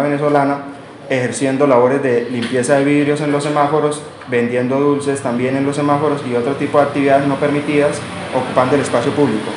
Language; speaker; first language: Spanish; native; Spanish